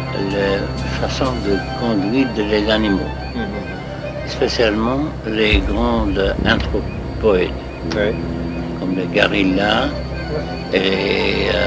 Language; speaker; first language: French; non-native, learner; English